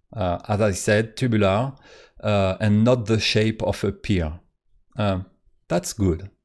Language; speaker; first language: English; non-native, fluent; French